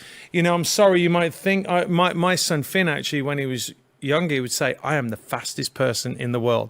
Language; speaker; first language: English; native; English